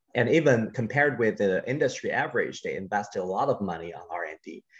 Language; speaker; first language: English; non-native, fluent; Chinese